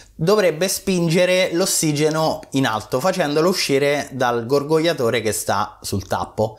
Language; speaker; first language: Italian; native; Italian